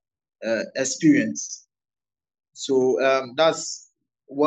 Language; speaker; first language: English; non-native, local second language; Ewe